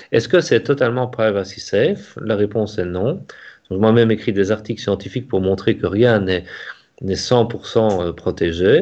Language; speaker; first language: French; native; French